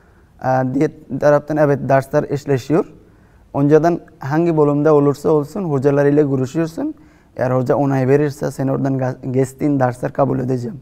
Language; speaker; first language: Turkish; non-native, fluent; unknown